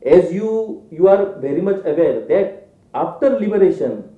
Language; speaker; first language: English; non-native, local second language; Marathi